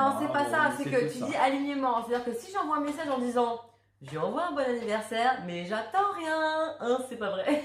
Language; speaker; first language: French; native; French